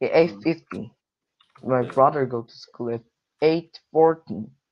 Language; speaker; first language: English; non-native, learner; Korean